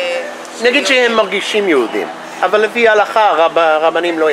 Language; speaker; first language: Hebrew; non-native, fluent; English